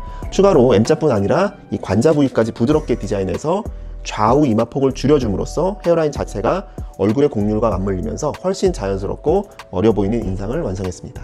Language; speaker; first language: Korean; native; Korean